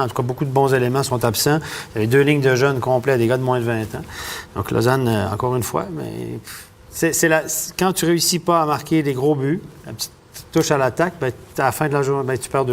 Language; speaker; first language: French; native; French